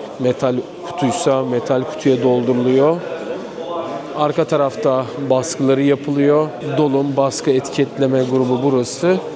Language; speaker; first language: Turkish; native; Turkish